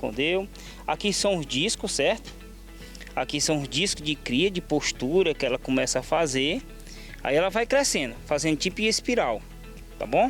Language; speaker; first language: Portuguese; native; Portuguese